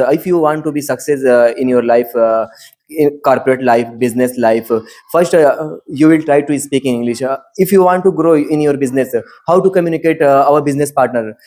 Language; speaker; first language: English; non-native, learner; Hindi